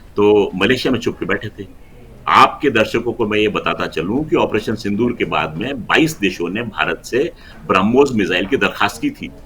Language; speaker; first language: Hindi; non-native, local second language; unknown